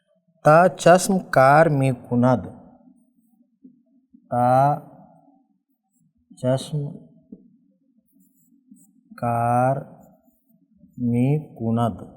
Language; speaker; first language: Persian; non-native, fluent; Urdu